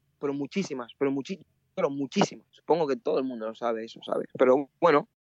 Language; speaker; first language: Spanish; early bilingual, other home language; Mandingo